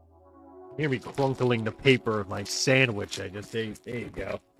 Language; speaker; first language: English; native; English